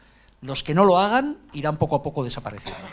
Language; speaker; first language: Spanish; native; Spanish